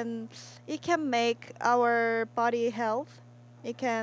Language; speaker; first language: English; non-native, learner; Korean